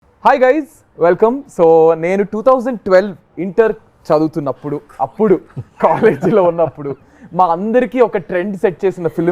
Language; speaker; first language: Telugu; native; Telugu